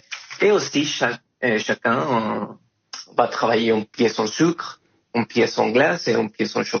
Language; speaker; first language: French; non-native, fluent; Spanish